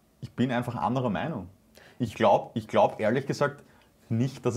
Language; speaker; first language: German; native; German